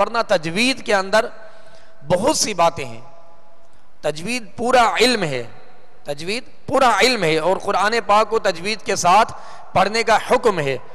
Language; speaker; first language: Urdu; native; Urdu